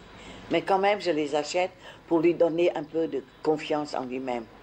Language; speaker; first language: French; non-native, fluent; Vietnamese